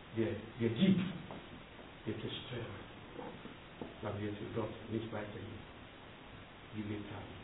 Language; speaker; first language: German; non-native, learner; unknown